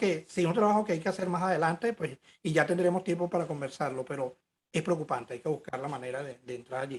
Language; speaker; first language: Spanish; native; Spanish